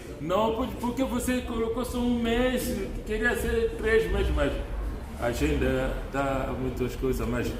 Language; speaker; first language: Portuguese; non-native, learner; Luba-Lulua